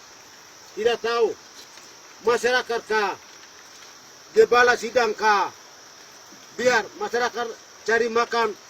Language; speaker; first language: Indonesian; non-native, local second language; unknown